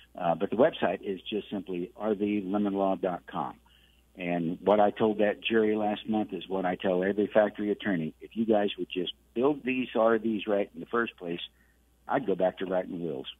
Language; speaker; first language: English; native; English